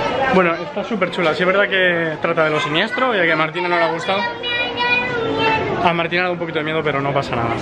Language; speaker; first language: Spanish; native; Spanish